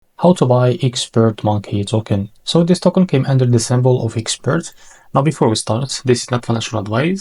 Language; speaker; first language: English; non-native, fluent; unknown